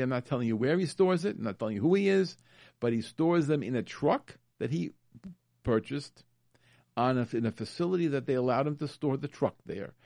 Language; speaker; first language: English; native; English